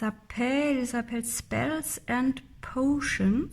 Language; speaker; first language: French; non-native, learner; German